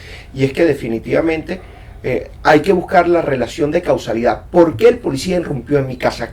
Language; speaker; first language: Spanish; native; Spanish